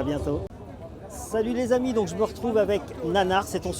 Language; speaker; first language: French; native; French